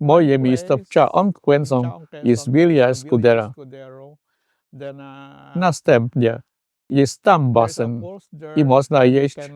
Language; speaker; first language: Polish; non-native, fluent; Filipino